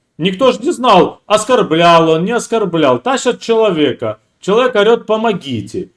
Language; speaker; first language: Russian; native; Russian